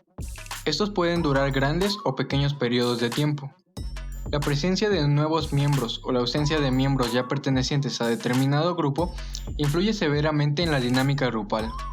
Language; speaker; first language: Spanish; native; Spanish